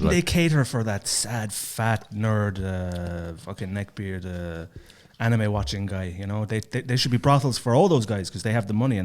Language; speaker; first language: English; native; English